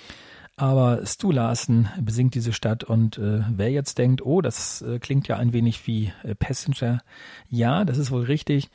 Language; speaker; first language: German; native; German